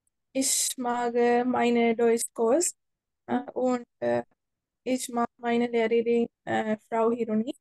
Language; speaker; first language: German; non-native, learner; Sinhala